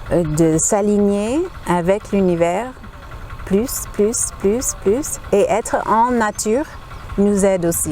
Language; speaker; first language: French; non-native, fluent; English